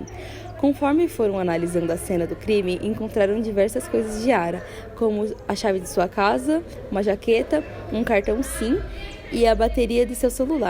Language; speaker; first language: Portuguese; native; Portuguese